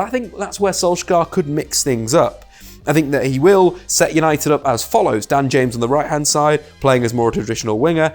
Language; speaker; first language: English; native; English